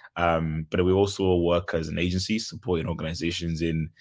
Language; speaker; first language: English; early bilingual, other home language; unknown